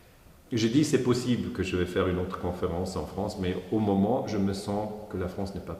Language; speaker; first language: French; non-native, local second language; German